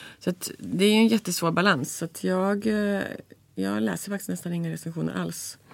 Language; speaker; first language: Swedish; native; Swedish